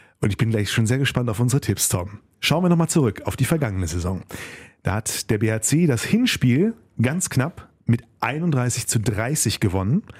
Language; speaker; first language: German; native; German